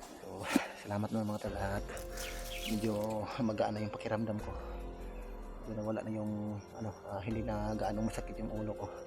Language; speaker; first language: Filipino; non-native, local second language; Cebuano